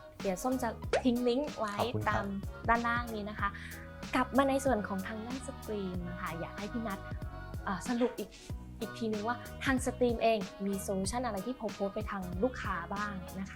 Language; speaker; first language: Thai; native; Thai